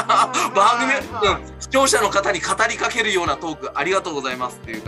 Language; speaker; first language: Japanese; native; Japanese